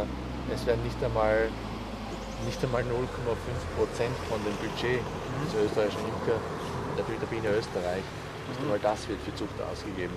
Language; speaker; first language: German; native; German